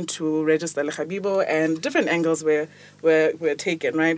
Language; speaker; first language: English; non-native, local second language; Tswana